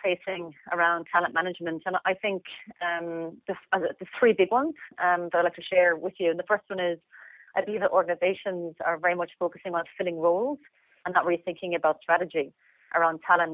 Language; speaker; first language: English; native; English